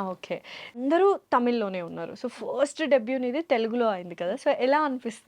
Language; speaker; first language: Telugu; native; Telugu